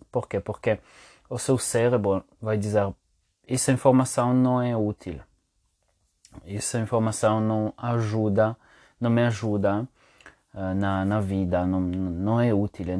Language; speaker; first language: Portuguese; non-native, fluent; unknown